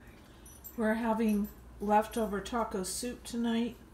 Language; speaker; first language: English; native; English